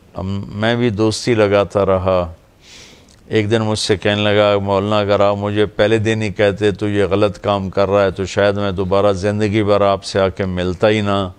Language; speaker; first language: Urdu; non-native, local second language; Punjabi